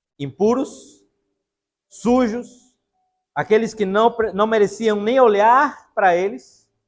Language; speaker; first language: Portuguese; non-native, fluent; Spanish